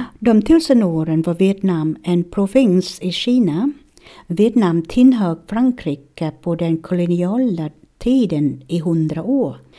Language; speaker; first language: Swedish; non-native, fluent; Vietnamese